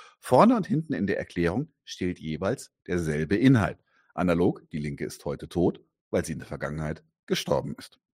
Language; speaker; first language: German; native; German